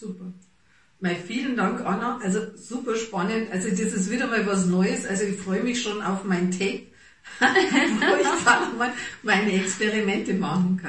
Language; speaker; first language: German; native; German